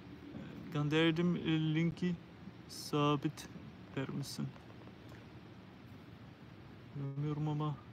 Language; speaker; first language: Turkish; non-native, learner; English